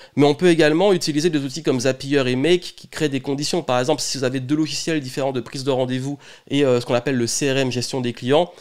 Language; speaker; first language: French; native; French